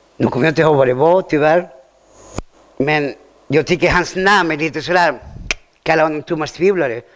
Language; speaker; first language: Swedish; early bilingual, other home language; Spanish